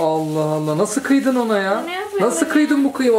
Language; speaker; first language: Turkish; native; Turkish